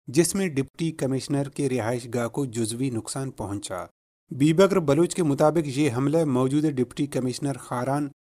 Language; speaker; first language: Urdu; non-native, local second language; Baluchi